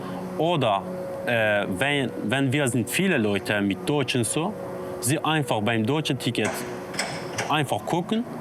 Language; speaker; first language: German; non-native, learner; Kurdish